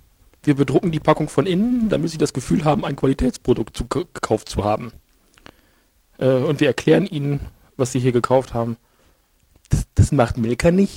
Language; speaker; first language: German; native; German